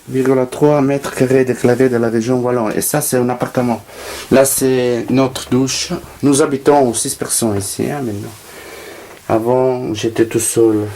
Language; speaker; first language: French; non-native, learner; Italian